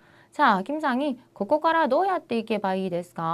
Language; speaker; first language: Japanese; non-native, learner; Korean